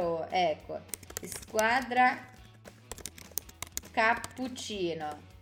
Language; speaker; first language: Italian; non-native, fluent; Portuguese